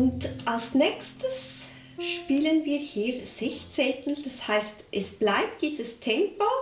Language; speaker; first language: German; native; German